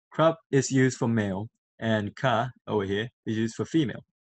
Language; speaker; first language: English; non-native, fluent; Thai